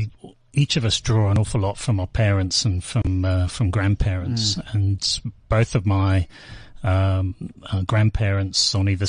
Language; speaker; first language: English; native; English